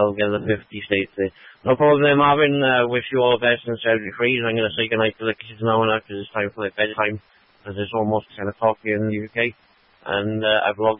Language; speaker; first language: English; native; English